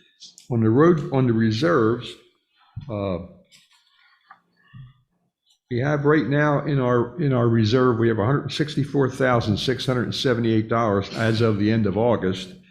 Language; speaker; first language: English; native; English